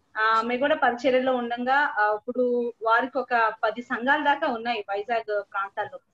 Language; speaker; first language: Telugu; native; Telugu